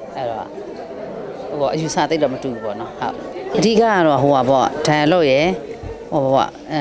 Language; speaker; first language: Burmese; native; Burmese